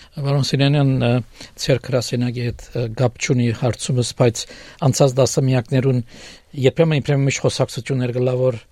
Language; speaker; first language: Armenian; early bilingual, heritage; Armenian